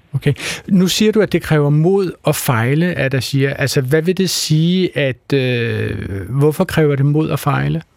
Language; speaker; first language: Danish; native; Danish